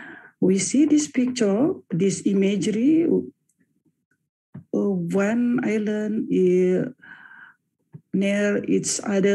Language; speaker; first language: English; non-native, fluent; Indonesian